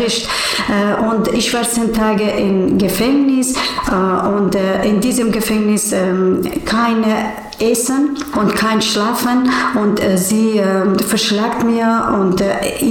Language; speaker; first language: German; non-native, learner; Persian